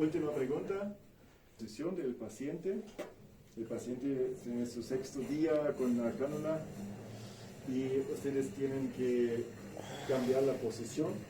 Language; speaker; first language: Spanish; non-native, fluent; German